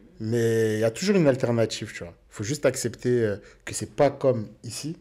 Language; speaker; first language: French; early bilingual, other home language; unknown